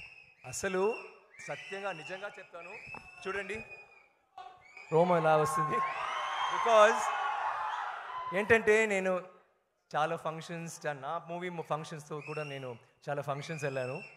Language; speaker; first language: Telugu; non-native, learner; Tamil